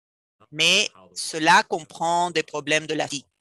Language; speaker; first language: French; non-native, fluent; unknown